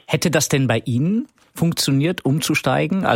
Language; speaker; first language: German; native; German